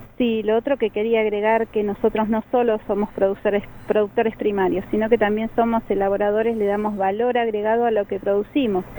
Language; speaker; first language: Spanish; native; Spanish